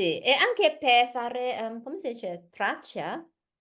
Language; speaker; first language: Italian; non-native, learner; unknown